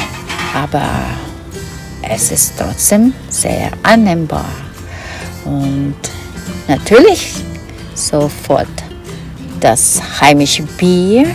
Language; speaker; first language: German; non-native, fluent; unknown